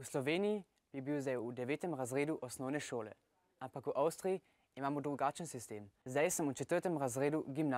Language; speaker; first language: Slovenian; early bilingual, heritage; Slovenian